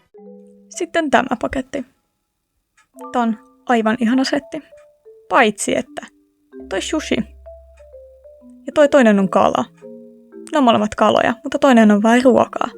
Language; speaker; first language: Finnish; native; Finnish